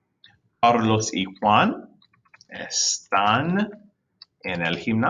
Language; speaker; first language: Spanish; non-native, fluent; English